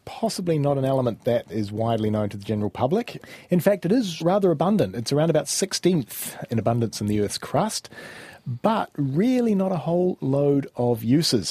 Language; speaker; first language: English; native; English